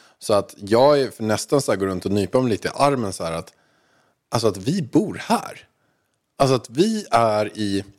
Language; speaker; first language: Swedish; native; Swedish